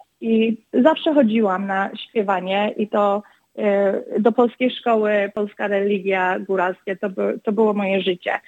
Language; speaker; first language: Polish; early bilingual, other home language; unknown